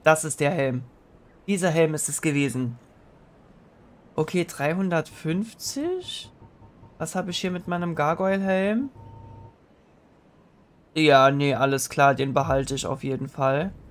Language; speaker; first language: German; native; German